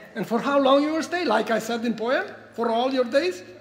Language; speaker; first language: English; non-native, learner; Romanian